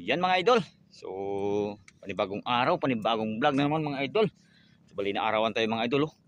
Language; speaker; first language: Filipino; native; Filipino